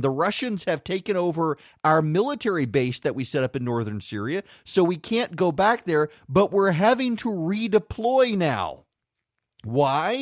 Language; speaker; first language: English; native; English